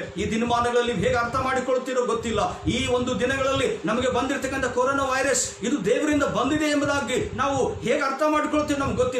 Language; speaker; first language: Kannada; native; Kannada